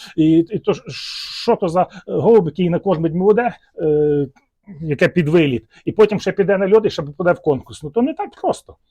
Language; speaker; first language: Ukrainian; native; Ukrainian